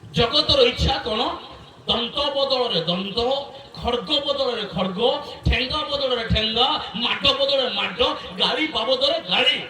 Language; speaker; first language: Odia; non-native, local second language; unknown